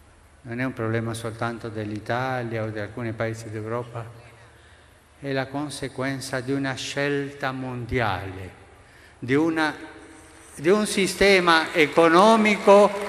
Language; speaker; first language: Italian; non-native, fluent; Spanish